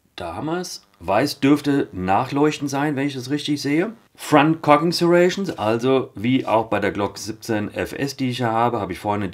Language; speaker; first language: German; native; German